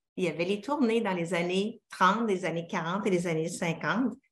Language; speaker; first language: French; native; French